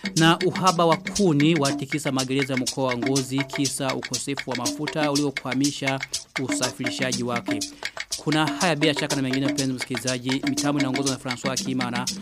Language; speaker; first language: Swahili; non-native, local second language; Rundi